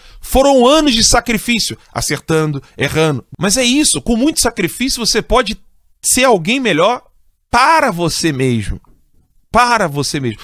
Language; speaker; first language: Portuguese; native; Portuguese